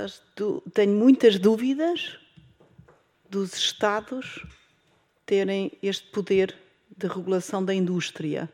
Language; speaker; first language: Spanish; non-native, fluent; Portuguese